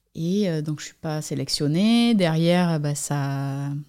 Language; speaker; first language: French; native; French